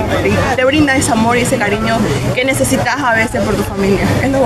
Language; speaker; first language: Spanish; native; Spanish